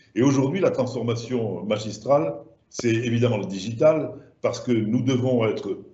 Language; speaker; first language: French; native; French